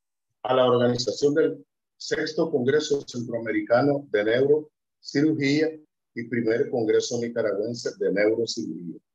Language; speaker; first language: Spanish; native; Spanish